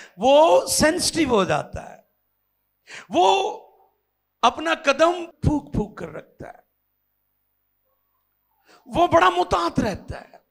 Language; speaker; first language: Urdu; non-native, local second language; Punjabi